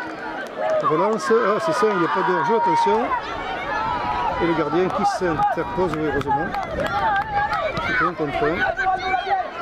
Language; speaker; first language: French; native; French